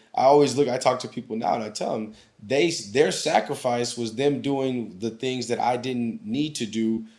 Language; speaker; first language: English; native; English